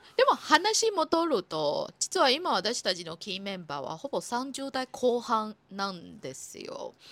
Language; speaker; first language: Japanese; non-native, fluent; Chinese